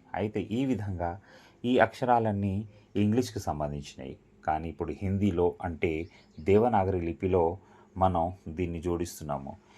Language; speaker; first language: Telugu; non-native, local second language; Lambadi